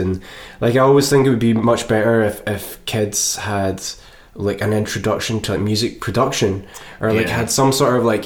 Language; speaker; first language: English; native; English